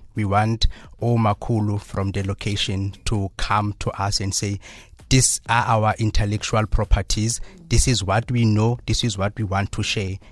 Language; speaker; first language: English; non-native, local second language; Southern Sotho